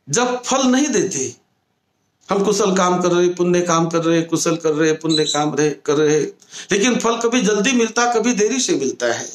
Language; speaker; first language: Hindi; non-native, local second language; Marathi